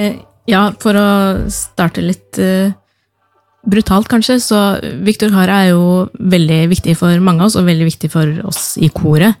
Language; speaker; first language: Norwegian; native; Norwegian